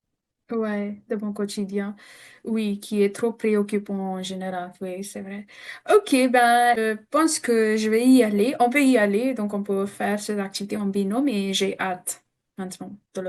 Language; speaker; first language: French; non-native, fluent; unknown